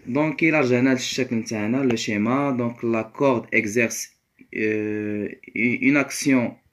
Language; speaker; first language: French; non-native, local second language; Arabic